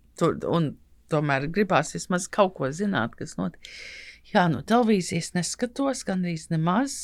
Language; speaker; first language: Latvian; early bilingual, heritage; Latvian